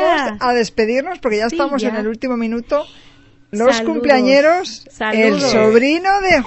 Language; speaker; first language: Spanish; native; Spanish